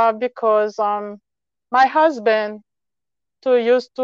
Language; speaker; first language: English; non-native, learner; Haitian Creole